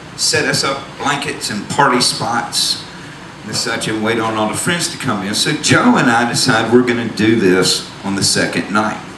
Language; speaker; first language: English; native; English